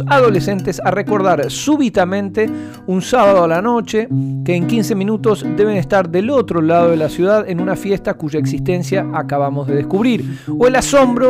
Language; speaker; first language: Spanish; native; Spanish